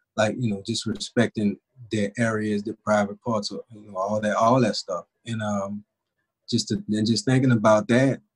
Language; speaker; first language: English; native; English